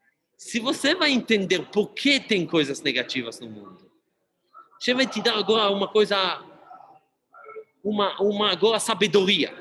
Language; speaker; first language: Portuguese; non-native, fluent; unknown